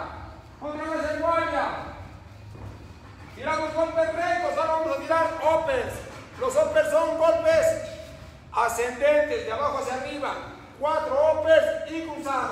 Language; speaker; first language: Spanish; native; Spanish